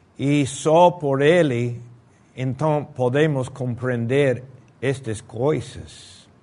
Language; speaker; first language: Portuguese; non-native, fluent; Spanish